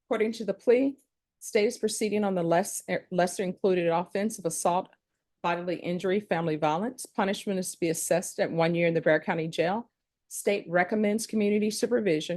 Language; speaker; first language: English; native; English